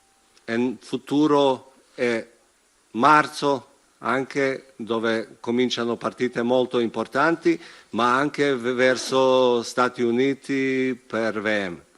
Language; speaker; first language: Italian; non-native, fluent; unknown